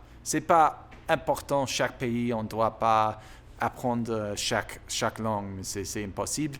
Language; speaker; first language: French; non-native, learner; English